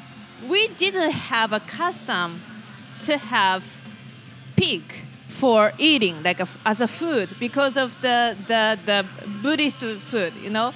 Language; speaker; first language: English; non-native, fluent; Japanese